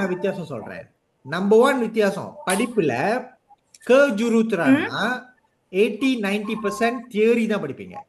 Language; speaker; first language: Tamil; native; Tamil